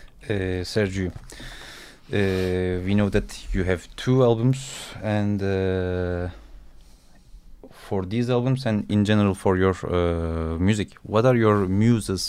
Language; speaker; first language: English; non-native, fluent; Turkish